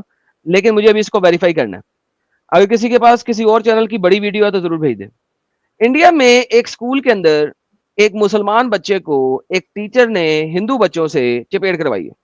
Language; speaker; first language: Hindi; native; Hindi